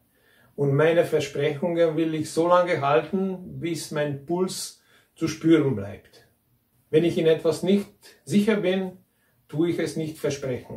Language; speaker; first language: German; non-native, fluent; Hungarian